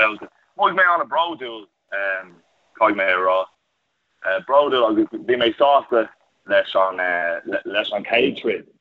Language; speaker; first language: Irish; non-native, local second language; English